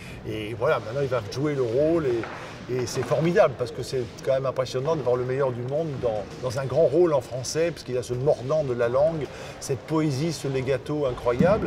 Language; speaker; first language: French; native; French